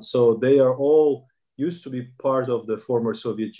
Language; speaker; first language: English; non-native, fluent; Kazakh